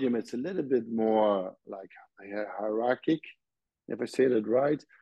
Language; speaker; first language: English; non-native, fluent; Dutch